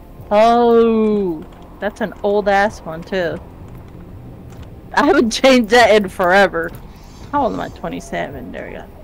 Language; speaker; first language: English; early bilingual, other home language; Spanish